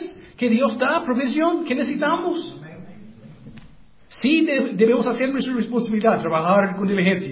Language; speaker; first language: Spanish; non-native, learner; English